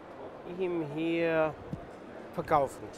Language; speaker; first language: German; non-native, fluent; Czech